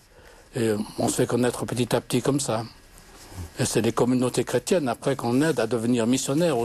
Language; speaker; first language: French; native; French